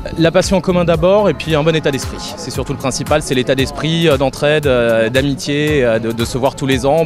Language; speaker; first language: French; native; French